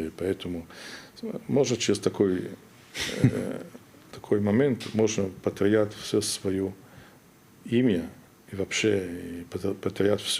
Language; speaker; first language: Russian; non-native, fluent; German